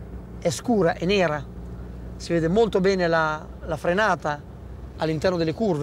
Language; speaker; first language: Italian; native; Italian